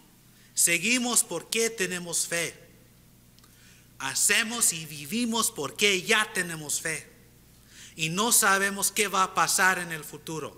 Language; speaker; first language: Spanish; early bilingual, heritage; Spanish